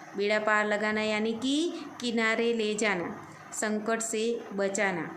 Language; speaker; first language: Hindi; non-native, local second language; Gujarati